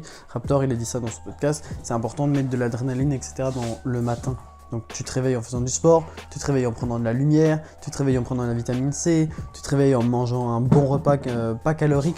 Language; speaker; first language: French; native; French